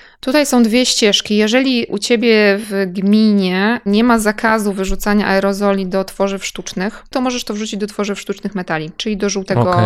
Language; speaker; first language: Polish; native; Polish